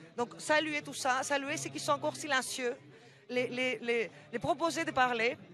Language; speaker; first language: French; non-native, fluent; Greek